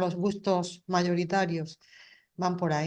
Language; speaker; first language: Spanish; native; Spanish